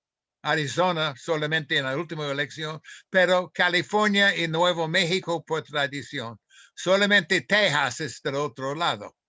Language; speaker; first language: Spanish; non-native, fluent; English